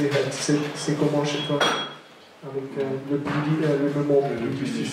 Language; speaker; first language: French; non-native, local second language; German